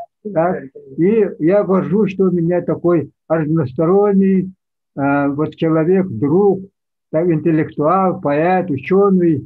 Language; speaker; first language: Russian; non-native, local second language; Yakut